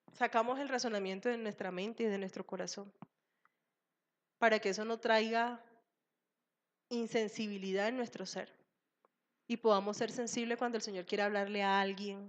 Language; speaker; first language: Spanish; native; Spanish